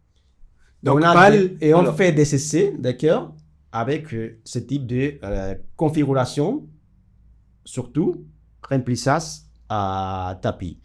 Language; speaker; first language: French; non-native, fluent; Spanish